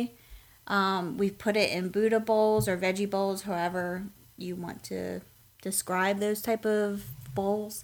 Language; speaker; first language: English; native; English